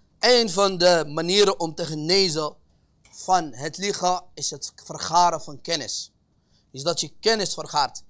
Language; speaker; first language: Dutch; early bilingual, other home language; Arabic